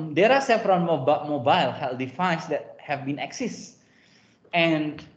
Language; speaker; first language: English; non-native, fluent; Indonesian